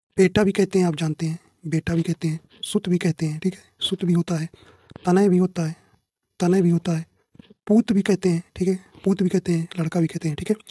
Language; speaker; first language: Hindi; native; Hindi